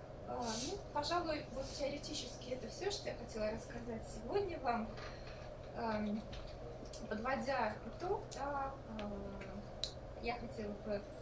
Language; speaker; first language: Russian; native; Russian